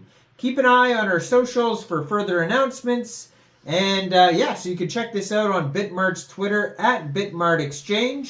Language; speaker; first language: English; native; English